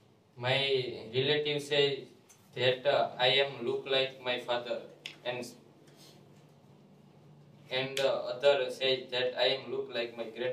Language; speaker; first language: English; non-native, learner; Gujarati